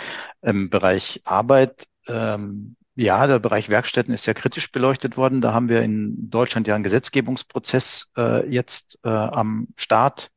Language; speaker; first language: German; native; German